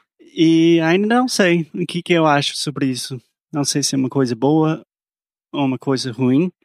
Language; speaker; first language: Portuguese; non-native, fluent; English